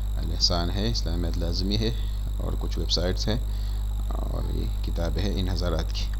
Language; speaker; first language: Urdu; non-native, local second language; Pashto